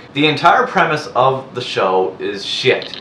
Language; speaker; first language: English; native; English